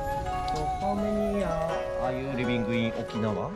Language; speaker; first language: English; non-native, learner; Japanese